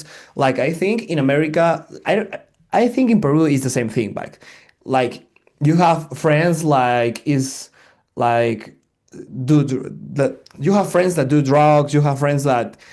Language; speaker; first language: English; non-native, learner; Spanish